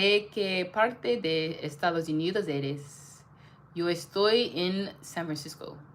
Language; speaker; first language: Spanish; non-native, learner; English